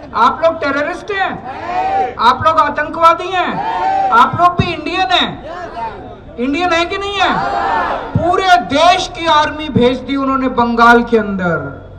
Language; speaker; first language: Hindi; native; Hindi